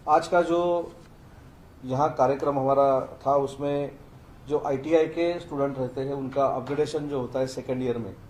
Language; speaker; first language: Hindi; non-native, local second language; Marathi